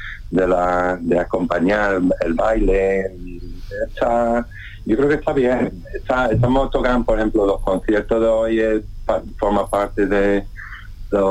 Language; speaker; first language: Spanish; non-native, fluent; English